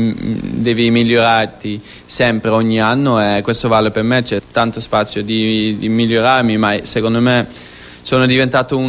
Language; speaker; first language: Italian; non-native, fluent; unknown